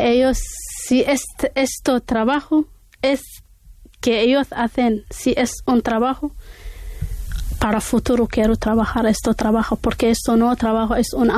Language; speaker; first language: Spanish; non-native, learner; Arabic